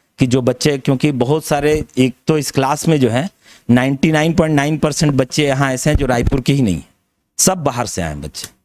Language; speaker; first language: Hindi; native; Hindi